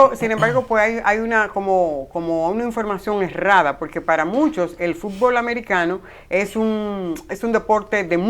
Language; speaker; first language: Spanish; native; Spanish